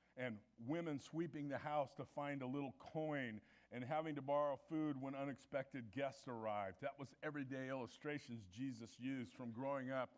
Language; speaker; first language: English; native; English